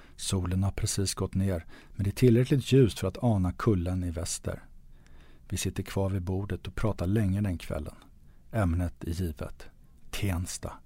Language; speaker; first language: Swedish; native; Swedish